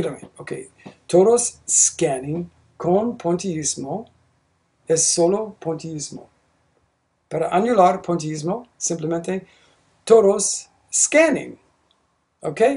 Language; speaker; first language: Spanish; non-native, learner; English